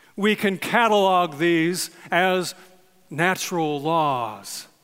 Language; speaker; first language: English; native; English